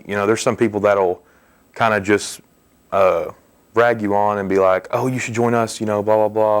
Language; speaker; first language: English; native; English